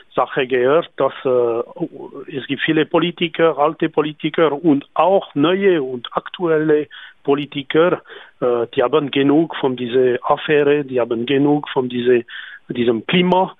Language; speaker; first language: German; non-native, local second language; French